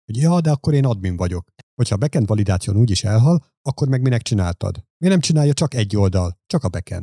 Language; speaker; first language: Hungarian; native; Hungarian